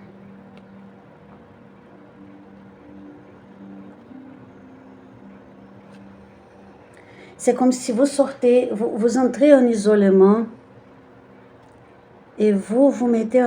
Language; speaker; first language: French; non-native, fluent; Portuguese